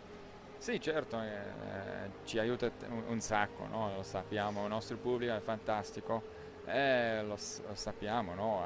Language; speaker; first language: Italian; non-native, local second language; German